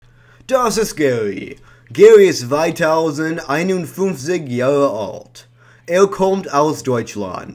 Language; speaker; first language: German; non-native, learner; English